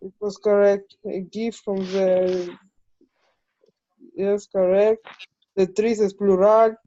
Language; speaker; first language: English; non-native, learner; Ukrainian